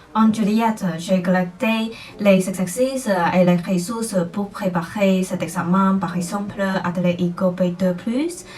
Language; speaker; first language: French; non-native, fluent; Chinese